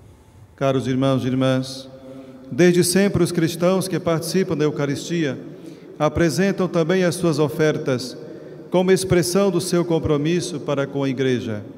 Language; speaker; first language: Portuguese; native; Portuguese